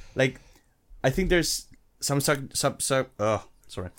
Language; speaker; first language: English; non-native, fluent; Spanish